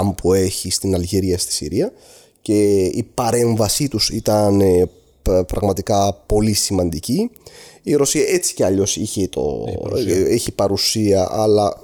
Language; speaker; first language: Greek; non-native, fluent; Arabic